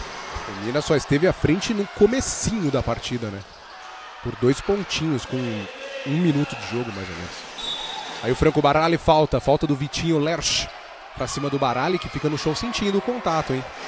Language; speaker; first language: Portuguese; native; Portuguese